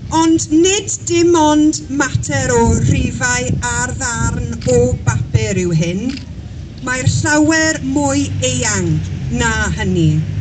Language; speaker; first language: Welsh; non-native, local second language; English